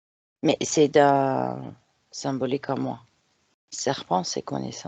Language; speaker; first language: French; non-native, fluent; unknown